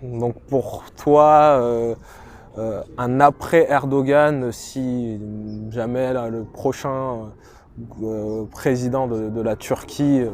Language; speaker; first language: French; native; French